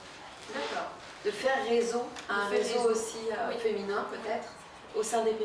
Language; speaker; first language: French; native; French